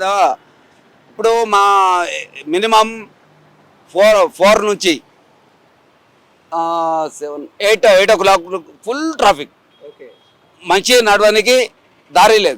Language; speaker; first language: Telugu; non-native, local second language; Urdu